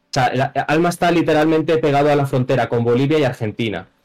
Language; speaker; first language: Spanish; native; Spanish